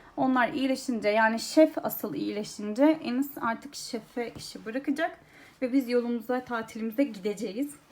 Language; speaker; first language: Turkish; early bilingual, heritage; Turkish